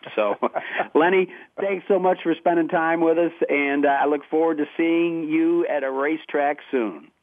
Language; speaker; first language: English; native; English